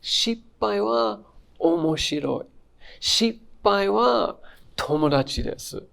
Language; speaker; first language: Japanese; non-native, fluent; English